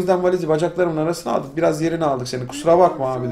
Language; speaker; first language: Turkish; native; Turkish